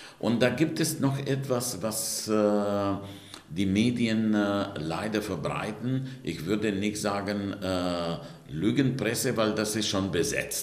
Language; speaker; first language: German; non-native, fluent; Romanian